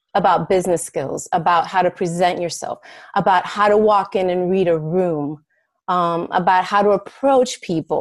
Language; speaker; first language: English; early bilingual, other home language; Spanish